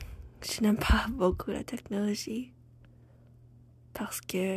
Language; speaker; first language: French; non-native, learner; English